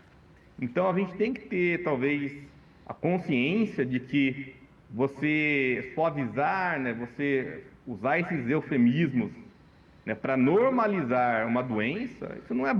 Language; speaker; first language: Portuguese; native; Portuguese